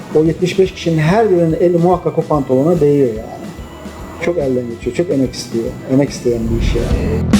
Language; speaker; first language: Turkish; native; Turkish